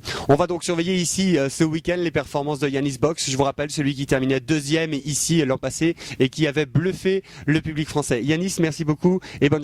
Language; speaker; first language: French; native; French